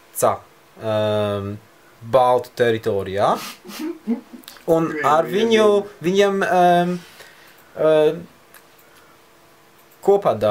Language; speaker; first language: Latvian; non-native, learner; Polish